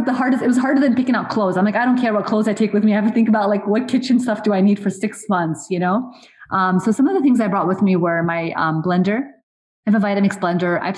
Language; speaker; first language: English; early bilingual, other home language; Arabic